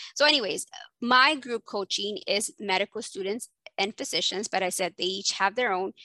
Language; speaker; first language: English; early bilingual, other home language; Spanish